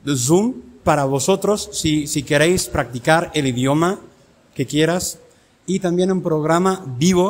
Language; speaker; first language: Spanish; non-native, fluent; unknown